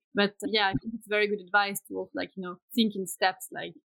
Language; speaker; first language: English; non-native, fluent; Swedish